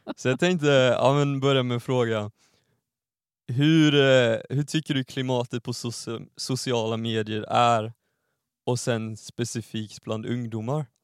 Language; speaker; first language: Swedish; native; Swedish